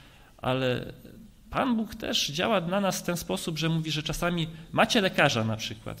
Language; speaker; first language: Polish; native; Polish